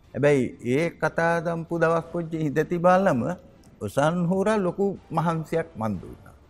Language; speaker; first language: Sinhala; native; Sinhala